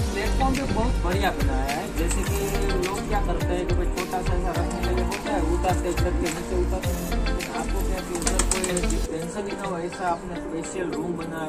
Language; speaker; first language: Hindi; non-native, local second language; Gujarati